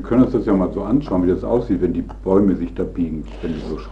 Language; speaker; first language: German; native; German